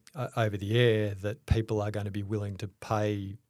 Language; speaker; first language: English; native; English